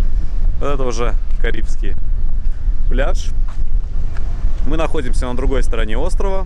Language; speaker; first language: Russian; native; Russian